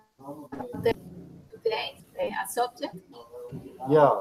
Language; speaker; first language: English; non-native, learner; Spanish